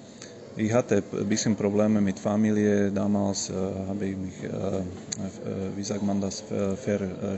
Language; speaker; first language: German; non-native, fluent; Slovak